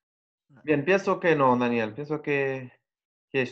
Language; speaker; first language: Spanish; non-native, learner; Portuguese